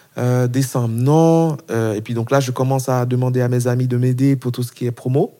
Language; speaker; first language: French; non-native, local second language; Haitian Creole